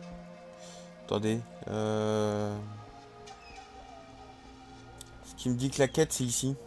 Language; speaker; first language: French; native; French